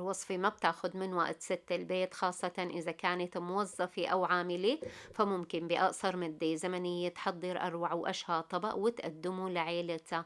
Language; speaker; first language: Arabic; native; Arabic